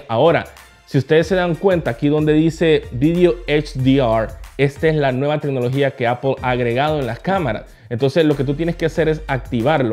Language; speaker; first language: Spanish; native; Spanish